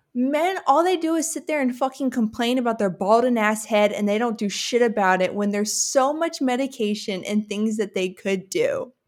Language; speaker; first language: English; native; English